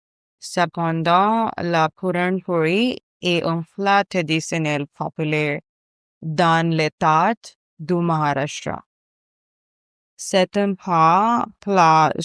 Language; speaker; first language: French; non-native, learner; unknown